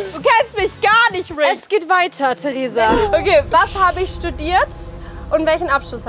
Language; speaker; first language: German; early bilingual, other home language; Turkish